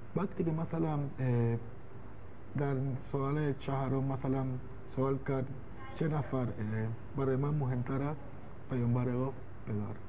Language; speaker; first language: Persian; non-native, learner; Spanish